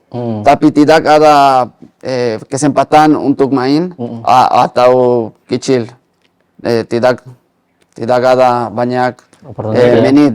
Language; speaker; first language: Indonesian; non-native, learner; Spanish